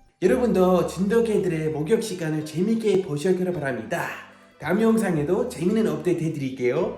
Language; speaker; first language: Korean; non-native, fluent; English